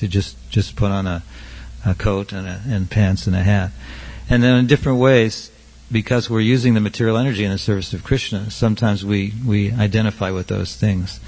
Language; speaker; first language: English; native; English